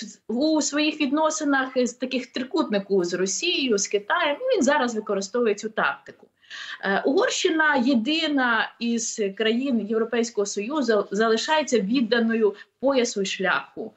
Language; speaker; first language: Ukrainian; native; Ukrainian